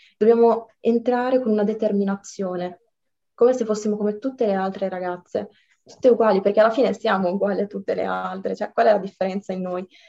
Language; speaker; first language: Italian; early bilingual, other home language; Arabic